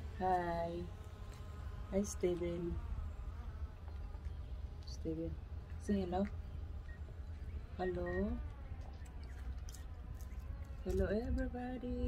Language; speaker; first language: English; non-native, learner; Filipino